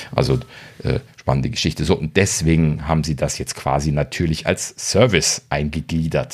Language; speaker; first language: German; native; German